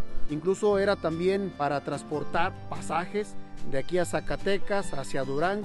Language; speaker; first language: Spanish; native; Spanish